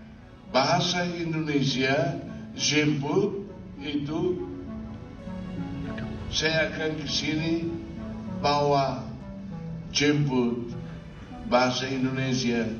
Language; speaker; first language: Indonesian; non-native, learner; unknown